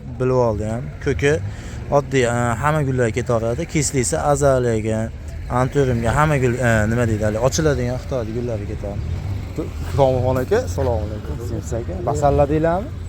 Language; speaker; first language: Uzbek; native; Uzbek